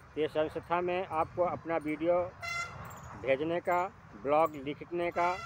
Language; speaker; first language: Hindi; native; Hindi